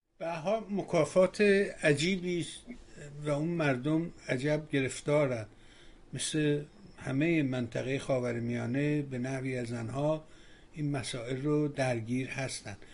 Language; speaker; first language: Persian; native; Persian